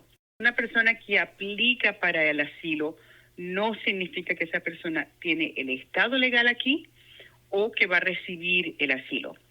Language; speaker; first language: Spanish; non-native, local second language; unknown